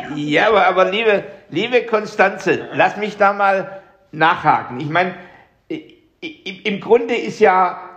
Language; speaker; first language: German; native; German